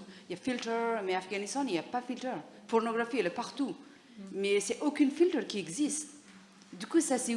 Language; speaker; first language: French; non-native, learner; Persian